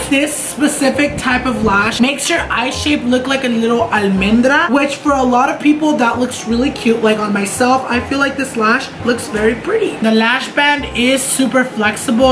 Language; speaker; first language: English; early bilingual, other home language; Spanish